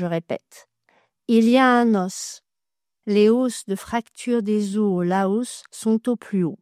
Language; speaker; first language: French; native; French